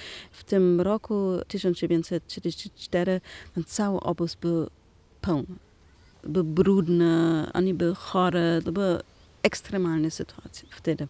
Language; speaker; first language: Polish; non-native, learner; German